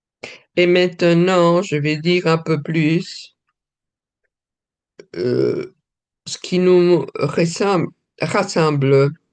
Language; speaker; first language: French; non-native, fluent; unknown